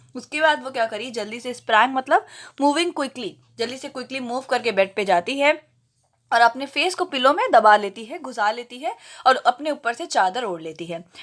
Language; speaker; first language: Hindi; native; Hindi